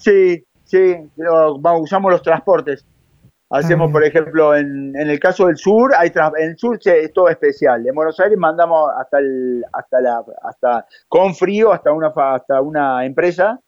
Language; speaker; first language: Spanish; native; Spanish